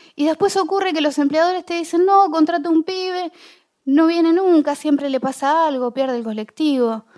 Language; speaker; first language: Spanish; native; Spanish